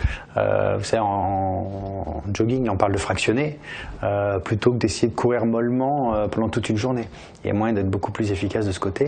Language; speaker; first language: French; native; French